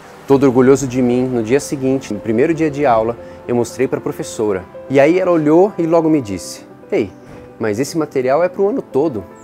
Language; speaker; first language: Portuguese; native; Portuguese